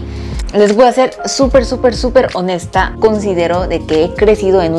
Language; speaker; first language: Spanish; early bilingual, other home language; Korean